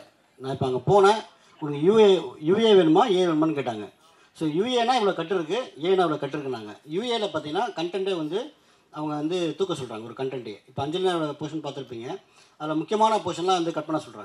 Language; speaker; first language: Tamil; native; Tamil